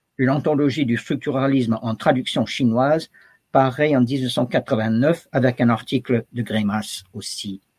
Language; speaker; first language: French; non-native, fluent; English